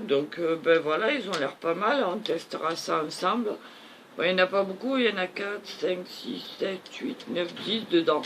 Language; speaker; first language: French; native; French